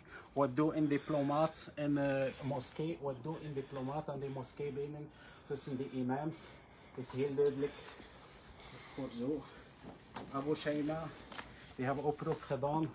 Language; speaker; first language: Dutch; non-native, learner; Arabic